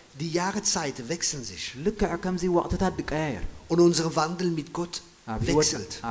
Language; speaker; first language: German; non-native, fluent; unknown